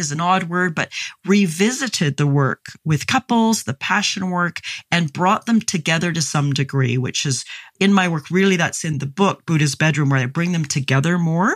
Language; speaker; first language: English; native; English